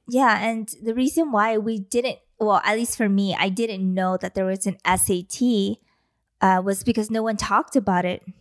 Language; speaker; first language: English; early bilingual, other home language; Vietnamese